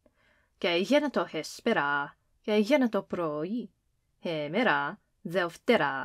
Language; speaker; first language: Greek; non-native, fluent; English